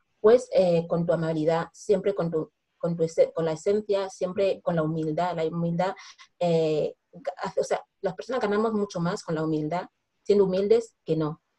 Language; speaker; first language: Spanish; non-native, local second language; Fang